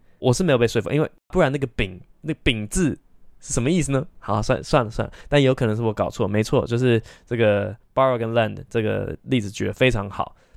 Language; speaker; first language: Chinese; native; Chinese